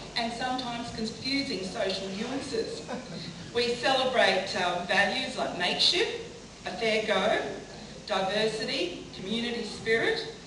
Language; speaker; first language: English; native; English